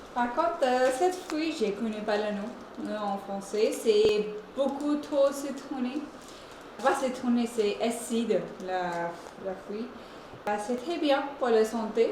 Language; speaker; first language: French; non-native, fluent; Hindi